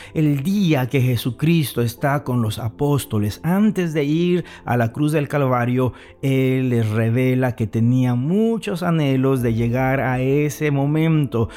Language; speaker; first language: Spanish; native; Spanish